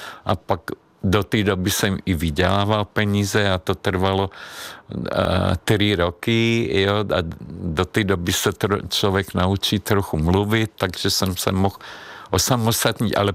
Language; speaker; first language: Czech; non-native, fluent; Hungarian